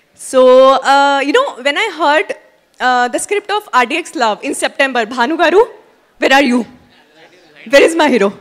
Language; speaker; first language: English; non-native, local second language; Hindi